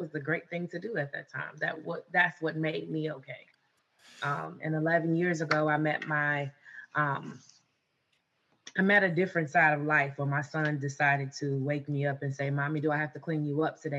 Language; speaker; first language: English; native; English